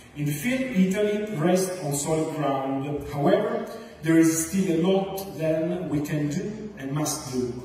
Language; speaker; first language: English; non-native, fluent; Italian